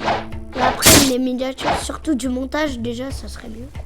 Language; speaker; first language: French; native; French